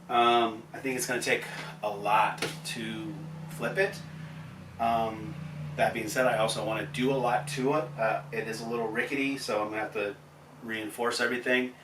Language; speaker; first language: English; native; English